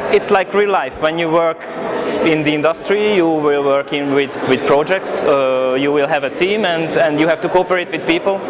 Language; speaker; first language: English; non-native, fluent; Hungarian